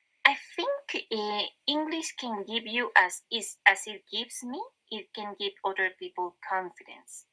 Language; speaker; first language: English; non-native, fluent; Spanish